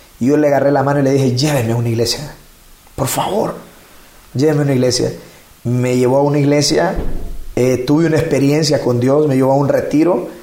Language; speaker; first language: Spanish; native; Spanish